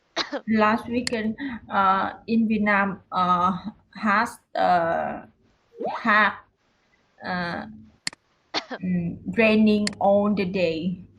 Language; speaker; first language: English; non-native, learner; Vietnamese